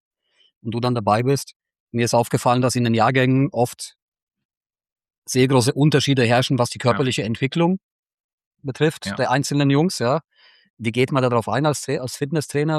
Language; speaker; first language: German; native; German